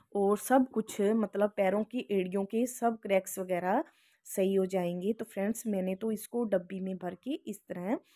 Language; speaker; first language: Hindi; native; Hindi